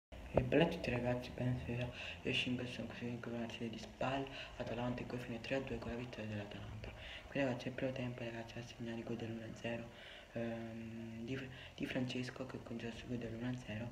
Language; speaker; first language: Italian; native; Italian